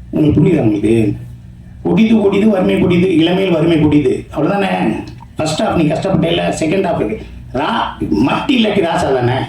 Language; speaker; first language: Tamil; native; Tamil